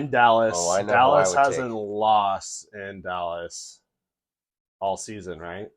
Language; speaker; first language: English; native; English